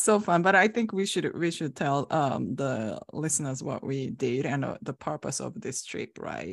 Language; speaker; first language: English; non-native, fluent; Japanese